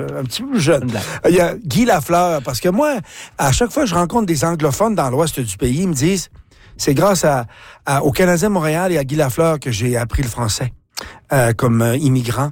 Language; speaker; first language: French; native; French